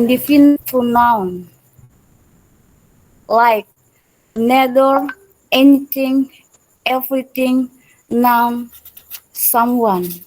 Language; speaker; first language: English; non-native, learner; Indonesian